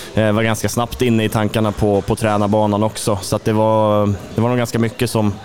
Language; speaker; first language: Swedish; native; Swedish